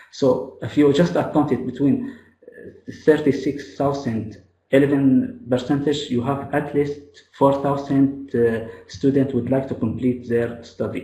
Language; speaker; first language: English; non-native, fluent; Arabic